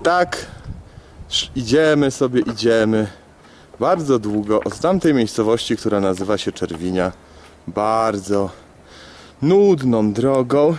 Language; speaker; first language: Polish; native; Polish